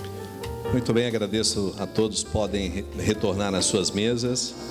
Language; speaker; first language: Portuguese; native; Portuguese